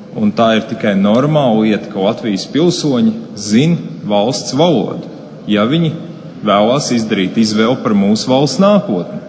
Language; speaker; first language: Latvian; native; Latvian